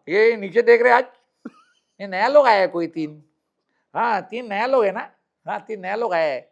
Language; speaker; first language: Hindi; non-native, local second language; Marathi